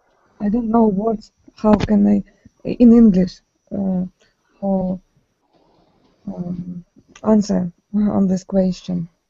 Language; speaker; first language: English; non-native, learner; Ukrainian